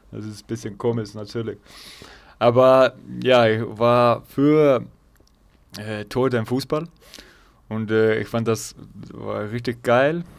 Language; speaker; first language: German; non-native, fluent; Icelandic